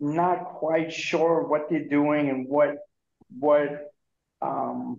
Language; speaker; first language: English; native; English